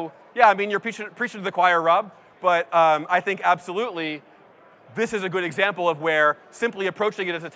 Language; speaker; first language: English; native; English